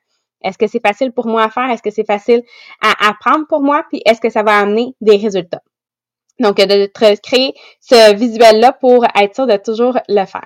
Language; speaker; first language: French; native; French